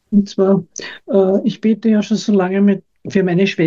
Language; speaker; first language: German; non-native, fluent; Bulgarian